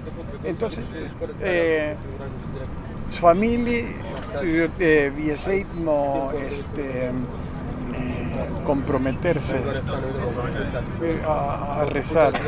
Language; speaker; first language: German; early bilingual, heritage; German